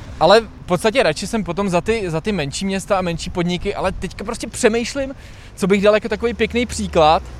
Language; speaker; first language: Czech; native; Czech